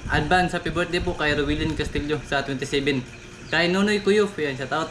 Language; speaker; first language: Filipino; native; Filipino